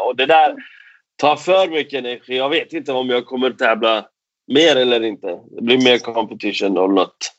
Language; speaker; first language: Swedish; non-native, fluent; Persian